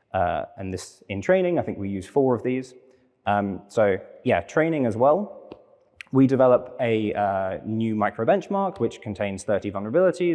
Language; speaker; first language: English; native; English